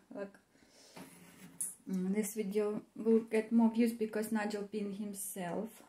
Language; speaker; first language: English; non-native, fluent; Russian